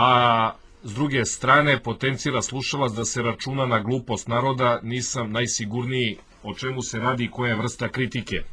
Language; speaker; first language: Serbian; native; Serbian